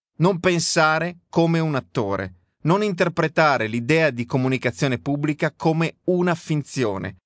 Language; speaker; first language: Italian; native; Italian